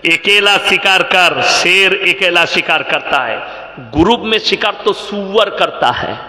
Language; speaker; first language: Hindi; non-native, local second language; Bangla